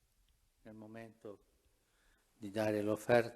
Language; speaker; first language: Italian; non-native, fluent; Spanish